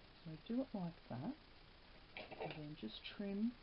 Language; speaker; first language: English; native; English